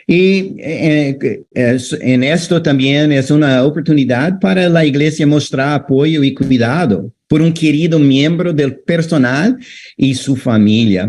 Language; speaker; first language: Spanish; non-native, fluent; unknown